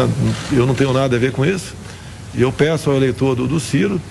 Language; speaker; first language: Portuguese; native; Portuguese